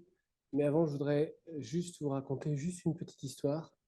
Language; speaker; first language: French; native; French